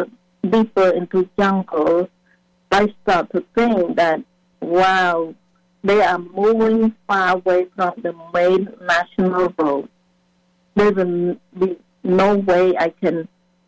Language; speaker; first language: English; non-native, fluent; Khmer